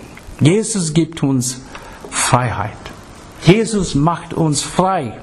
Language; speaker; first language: German; non-native, fluent; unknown